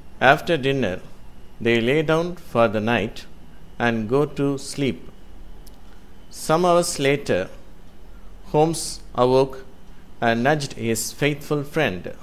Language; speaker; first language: English; non-native, local second language; Tamil